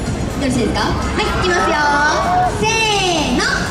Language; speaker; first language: Japanese; native; Japanese